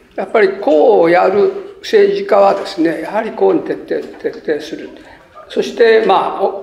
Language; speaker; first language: Japanese; native; Japanese